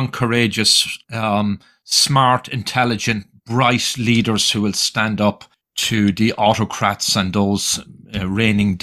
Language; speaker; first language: English; native; English